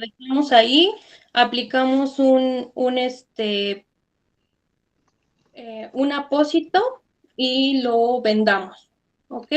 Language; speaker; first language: Spanish; native; Spanish